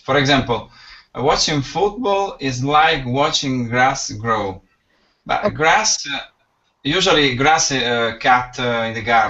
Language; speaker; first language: English; non-native, learner; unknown